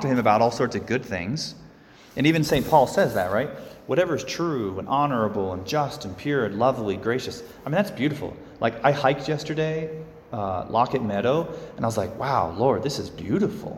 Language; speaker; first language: English; native; English